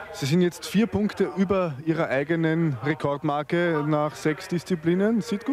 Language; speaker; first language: German; native; German